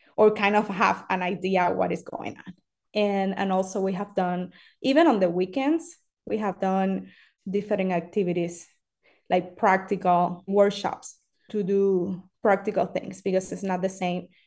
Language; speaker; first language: English; non-native, fluent; Spanish